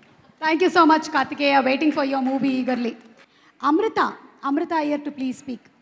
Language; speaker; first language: Telugu; native; Telugu